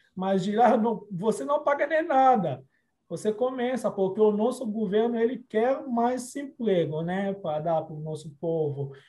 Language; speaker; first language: Portuguese; non-native, fluent; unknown